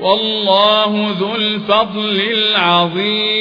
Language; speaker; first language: Arabic; native; Arabic